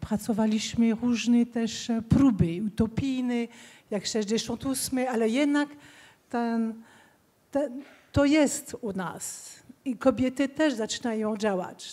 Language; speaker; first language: Polish; non-native, fluent; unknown